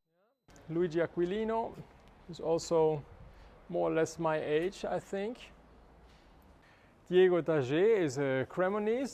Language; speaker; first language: English; non-native, fluent; German